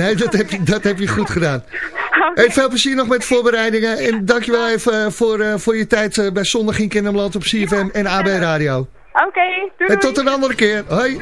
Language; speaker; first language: Dutch; native; Dutch